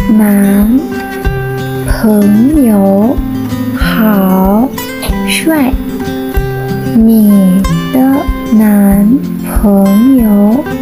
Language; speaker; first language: Chinese; non-native, fluent; Sinhala